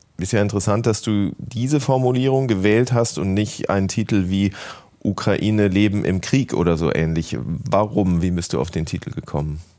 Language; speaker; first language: German; native; German